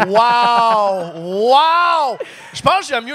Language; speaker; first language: French; native; French